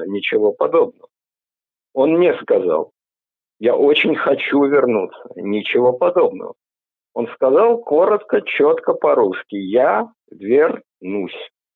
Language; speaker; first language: Russian; native; Russian